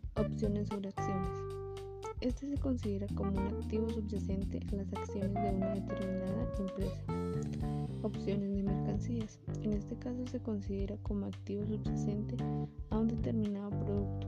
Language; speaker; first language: Spanish; native; Spanish